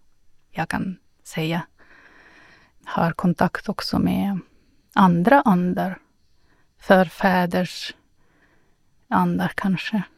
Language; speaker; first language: Swedish; non-native, fluent; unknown